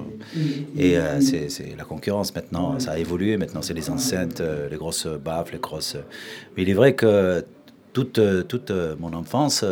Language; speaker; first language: French; non-native, local second language; Arabic